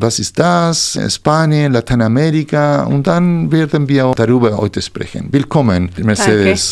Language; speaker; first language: German; non-native, fluent; Spanish